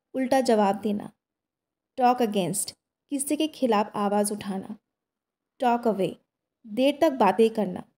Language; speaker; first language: Hindi; native; Hindi